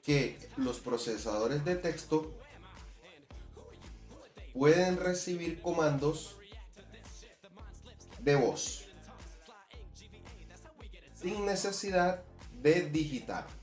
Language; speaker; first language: Spanish; native; Spanish